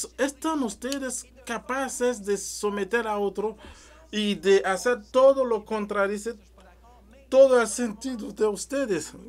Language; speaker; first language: Spanish; non-native, learner; French